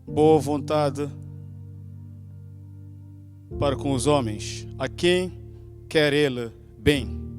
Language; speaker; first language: Portuguese; native; Portuguese